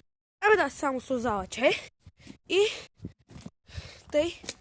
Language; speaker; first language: Bulgarian; native; Bulgarian